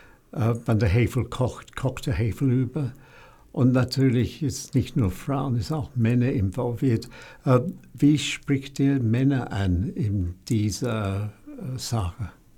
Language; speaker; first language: German; non-native, fluent; English